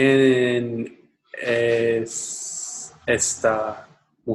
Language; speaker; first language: Spanish; non-native, learner; English